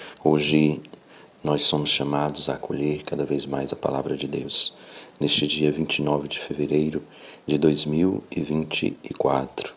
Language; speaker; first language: Portuguese; native; Portuguese